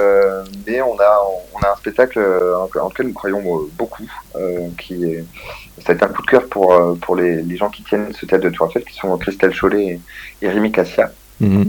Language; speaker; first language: French; native; French